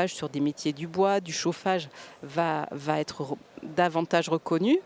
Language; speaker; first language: French; native; French